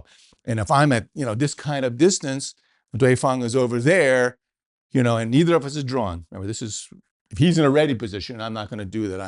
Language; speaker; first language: English; native; English